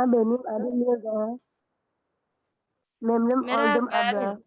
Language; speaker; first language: Turkish; non-native, learner; Indonesian